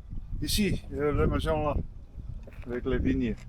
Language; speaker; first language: French; non-native, local second language; Dutch